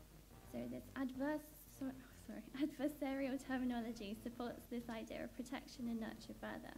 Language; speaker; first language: English; native; English